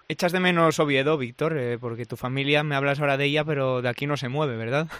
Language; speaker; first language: Spanish; native; Spanish